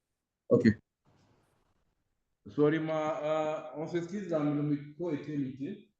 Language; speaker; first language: French; non-native, local second language; Rundi